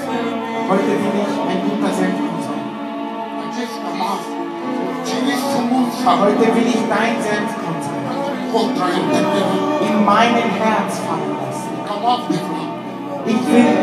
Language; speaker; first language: German; non-native, learner; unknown